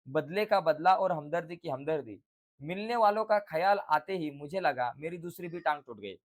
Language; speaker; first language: Hindi; non-native, local second language; Marathi